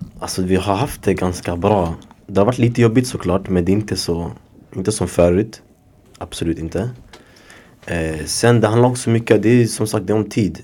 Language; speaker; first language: Swedish; early bilingual, other home language; Somali